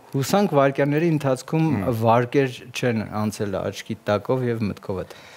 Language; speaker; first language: Armenian; native; Armenian